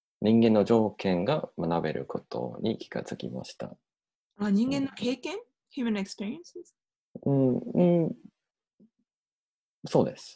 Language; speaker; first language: Japanese; non-native, learner; English